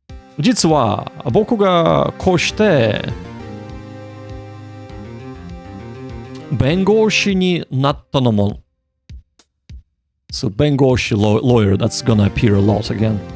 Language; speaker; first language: Japanese; non-native, learner; English